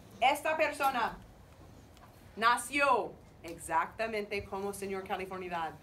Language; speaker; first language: Spanish; non-native, fluent; English